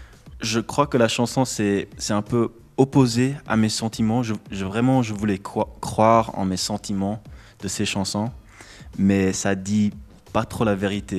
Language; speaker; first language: French; non-native, local second language; English